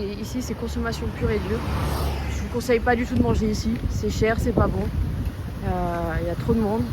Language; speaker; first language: French; native; French